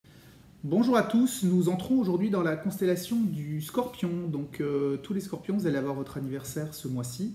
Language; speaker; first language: French; native; French